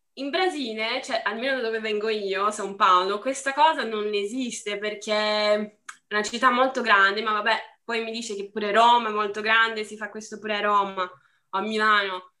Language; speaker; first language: Italian; non-native, fluent; Portuguese